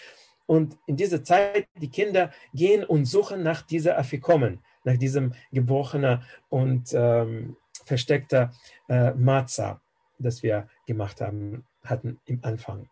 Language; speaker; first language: German; non-native, fluent; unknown